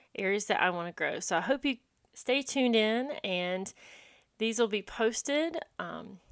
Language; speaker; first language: English; native; English